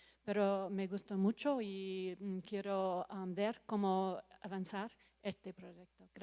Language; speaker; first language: Spanish; non-native, learner; English